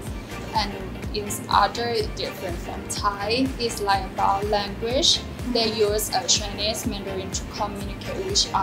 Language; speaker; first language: English; non-native, learner; Thai